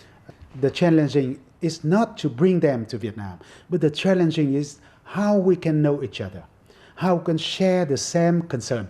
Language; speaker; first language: English; non-native, fluent; Vietnamese